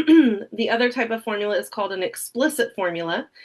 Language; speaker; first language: English; native; English